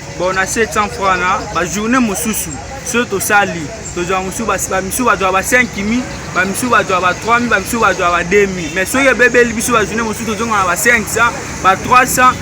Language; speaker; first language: Lingala; native; Lingala